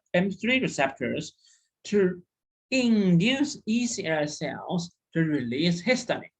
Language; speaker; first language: English; non-native, fluent; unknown